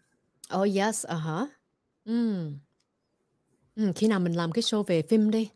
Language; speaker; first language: Vietnamese; early bilingual, heritage; Vietnamese